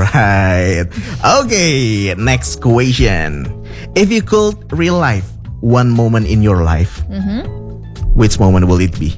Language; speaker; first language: English; non-native, local second language; Indonesian